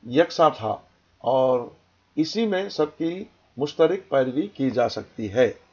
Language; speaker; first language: Urdu; native; Urdu